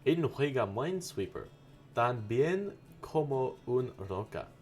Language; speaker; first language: Spanish; non-native, learner; English